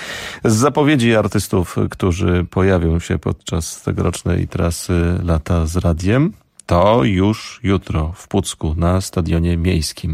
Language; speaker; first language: Polish; native; Polish